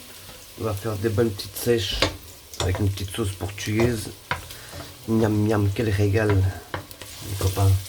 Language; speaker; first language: French; native; French